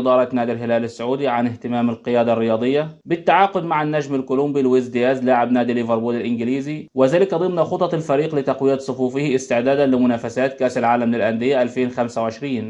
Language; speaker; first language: Arabic; native; Arabic